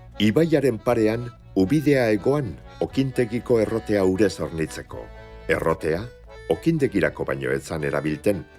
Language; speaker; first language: Basque; native; Basque